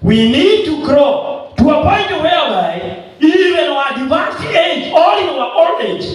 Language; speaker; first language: English; non-native, local second language; Swahili